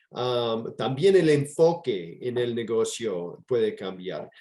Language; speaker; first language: Spanish; non-native, fluent; English